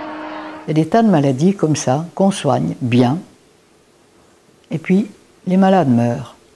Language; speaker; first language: French; native; French